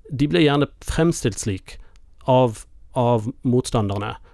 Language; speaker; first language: Norwegian; non-native, fluent; English